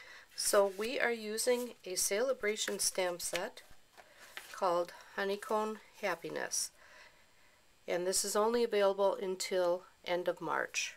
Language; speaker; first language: English; native; English